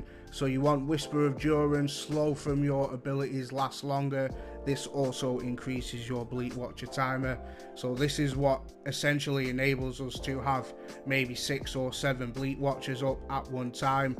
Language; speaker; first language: English; native; English